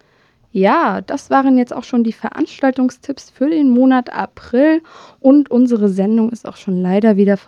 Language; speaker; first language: German; native; German